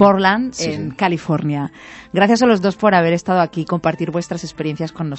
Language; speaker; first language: Spanish; native; Spanish